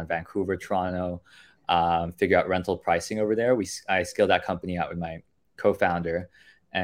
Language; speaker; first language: English; non-native, local second language; Filipino